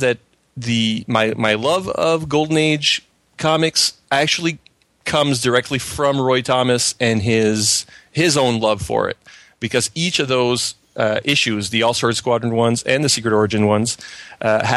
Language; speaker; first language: English; non-native, fluent; French